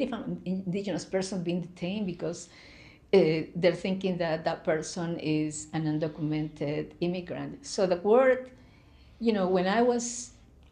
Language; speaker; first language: English; non-native, fluent; Spanish